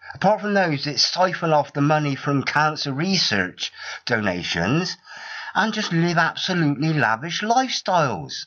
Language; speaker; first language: English; native; English